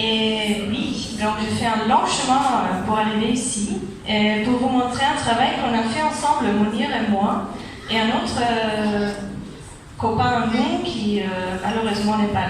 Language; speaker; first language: French; non-native, fluent; German